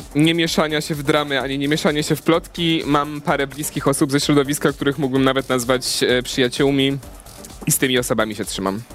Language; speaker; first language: Polish; native; Polish